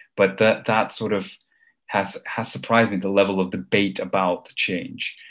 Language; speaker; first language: English; early bilingual, other home language; Armenian